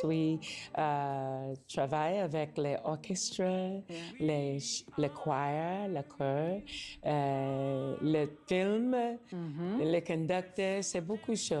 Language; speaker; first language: French; non-native, learner; English